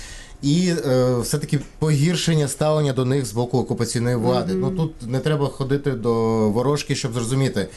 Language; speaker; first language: Ukrainian; native; Ukrainian